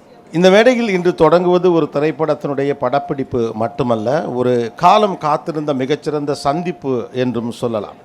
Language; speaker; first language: Tamil; native; Tamil